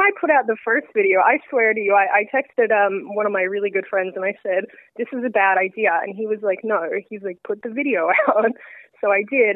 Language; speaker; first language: English; native; English